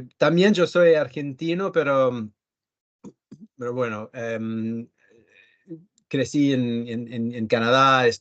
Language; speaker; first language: Spanish; early bilingual, heritage; Spanish